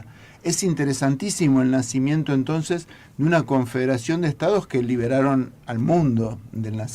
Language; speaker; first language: Spanish; native; Spanish